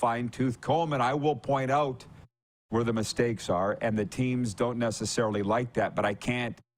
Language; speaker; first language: English; native; English